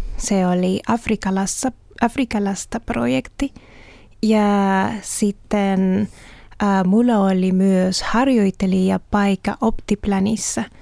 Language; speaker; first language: Finnish; non-native, learner; Spanish